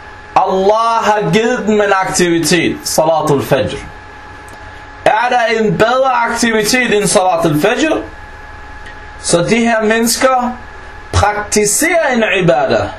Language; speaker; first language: Danish; non-native, fluent; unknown